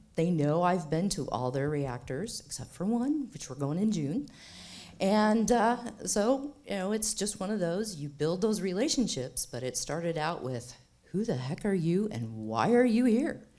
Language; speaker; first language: English; native; English